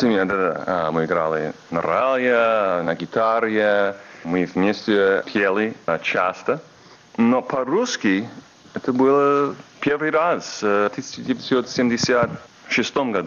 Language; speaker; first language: Russian; non-native, fluent; English